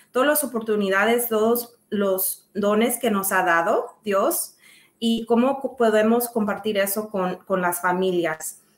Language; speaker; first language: Spanish; early bilingual, other home language; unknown